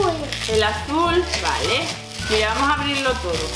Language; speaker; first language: Spanish; native; Spanish